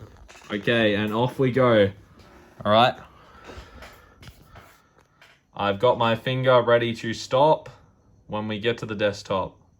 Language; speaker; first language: English; native; English